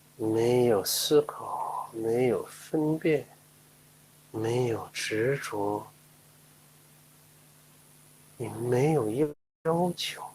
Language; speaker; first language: Chinese; native; Chinese